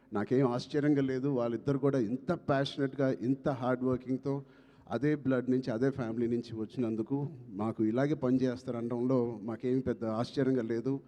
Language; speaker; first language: Telugu; native; Telugu